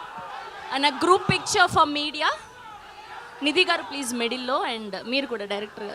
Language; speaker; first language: Telugu; native; Telugu